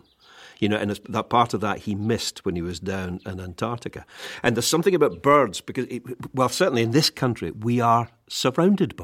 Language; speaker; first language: English; native; English